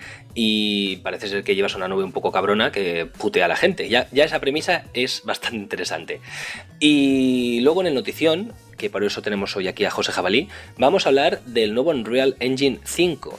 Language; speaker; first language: Spanish; native; Spanish